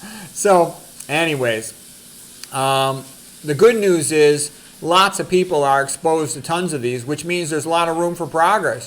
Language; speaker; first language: English; native; English